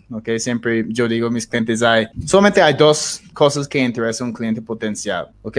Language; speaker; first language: Spanish; non-native, fluent; English